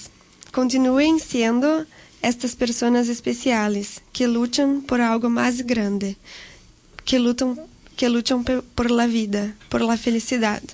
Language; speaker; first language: Spanish; non-native, learner; Portuguese